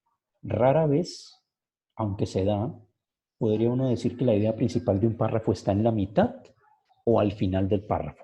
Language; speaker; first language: Spanish; native; Spanish